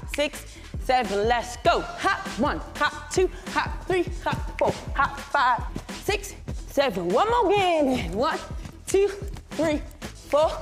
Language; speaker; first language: English; native; English